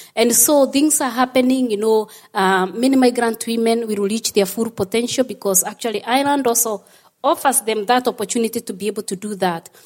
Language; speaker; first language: English; non-native, local second language; Kikuyu